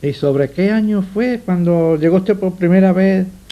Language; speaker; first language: Spanish; native; Spanish